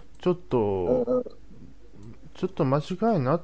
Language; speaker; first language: Japanese; non-native, learner; Chinese